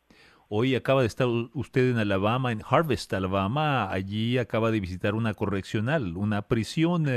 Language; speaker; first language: Spanish; native; Spanish